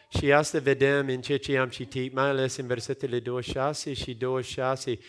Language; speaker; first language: Romanian; non-native, fluent; English